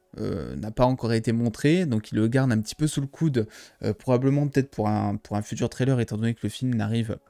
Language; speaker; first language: French; native; French